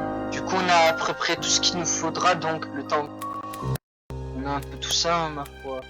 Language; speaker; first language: French; native; French